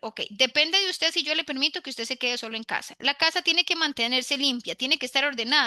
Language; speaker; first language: Spanish; native; Spanish